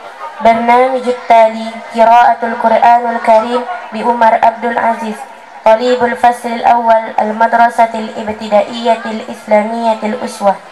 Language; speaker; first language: Arabic; non-native, learner; Indonesian